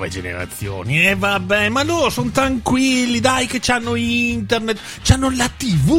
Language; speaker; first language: Italian; native; Italian